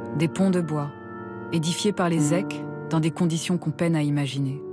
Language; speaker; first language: French; non-native, fluent; Russian